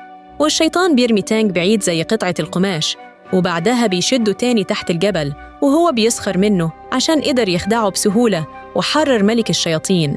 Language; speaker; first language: Arabic; native; Arabic